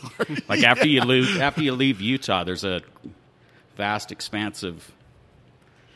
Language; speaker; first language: English; native; English